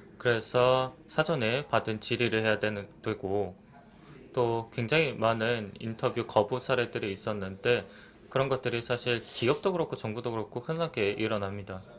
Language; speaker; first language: Korean; native; Korean